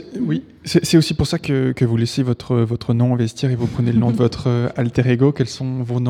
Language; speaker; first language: French; native; French